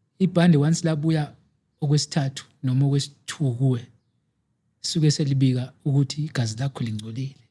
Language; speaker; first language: Zulu; native; Zulu